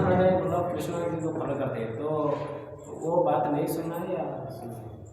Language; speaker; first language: Hindi; non-native, local second language; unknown